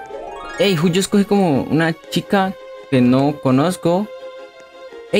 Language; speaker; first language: Spanish; native; Spanish